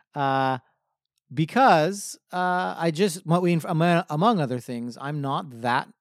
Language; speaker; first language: English; native; English